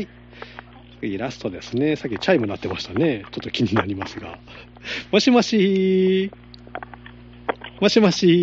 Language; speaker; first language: Japanese; native; Japanese